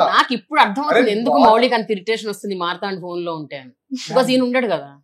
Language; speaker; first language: Telugu; native; Telugu